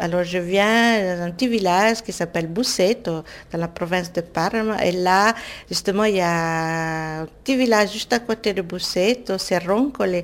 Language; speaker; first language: French; non-native, fluent; Italian